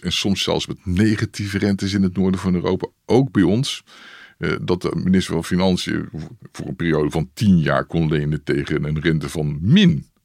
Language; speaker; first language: Dutch; native; Dutch